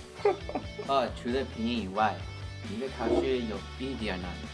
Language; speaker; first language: Chinese; non-native, learner; English